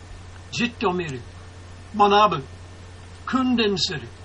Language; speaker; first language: Japanese; non-native, fluent; English